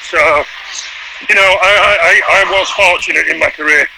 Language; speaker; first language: English; native; English